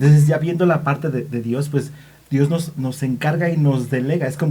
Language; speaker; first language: Spanish; native; Spanish